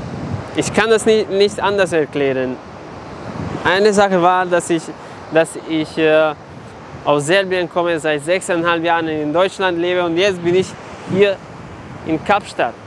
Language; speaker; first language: German; non-native, fluent; Serbian